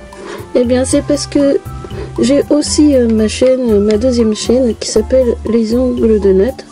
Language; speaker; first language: French; native; French